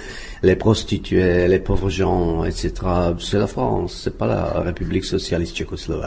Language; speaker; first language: French; non-native, fluent; Czech